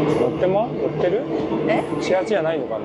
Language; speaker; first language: Japanese; native; Japanese